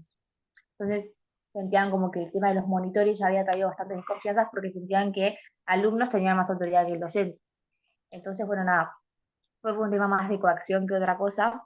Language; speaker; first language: Spanish; native; Spanish